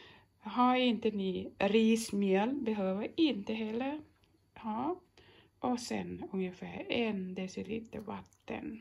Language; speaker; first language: Swedish; non-native, fluent; Thai